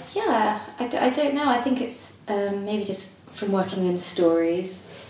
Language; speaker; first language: English; native; English